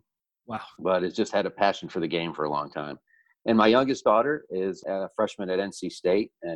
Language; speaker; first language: English; native; English